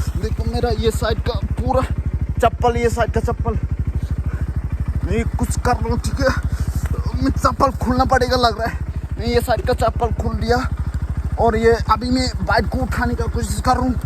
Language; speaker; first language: Hindi; non-native, local second language; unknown